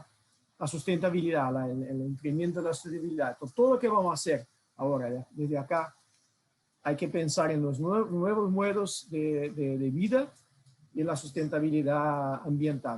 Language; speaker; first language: Spanish; non-native, fluent; Portuguese